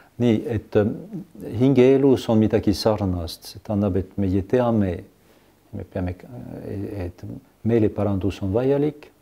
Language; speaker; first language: Estonian; non-native, fluent; French